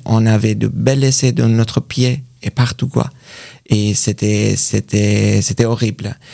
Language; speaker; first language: French; non-native, learner; Persian